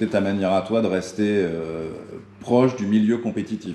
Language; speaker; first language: French; native; French